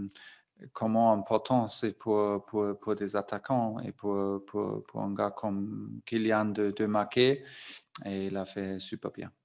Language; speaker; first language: French; non-native, fluent; German